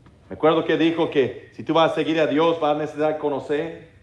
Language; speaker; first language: Spanish; non-native, learner; English